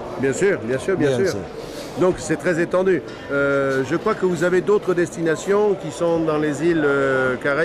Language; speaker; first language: French; native; French